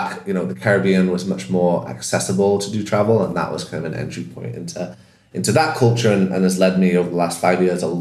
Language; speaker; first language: English; native; English